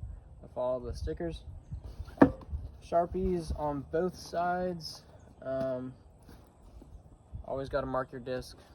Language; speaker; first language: English; native; English